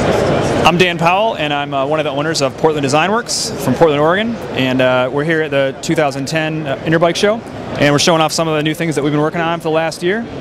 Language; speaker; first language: English; native; English